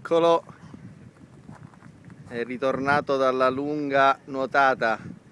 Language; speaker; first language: Italian; native; Italian